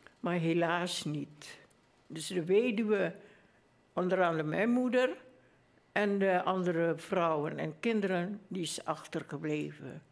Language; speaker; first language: Dutch; early bilingual, other home language; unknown